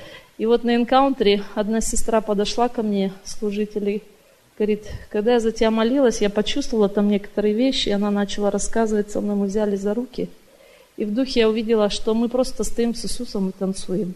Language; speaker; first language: Russian; native; Russian